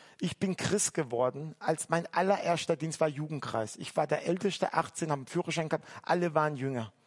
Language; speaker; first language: German; early bilingual, other home language; Turkish